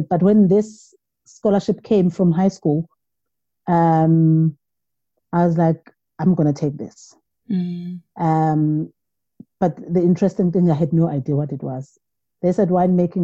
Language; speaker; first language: English; non-native, local second language; Zulu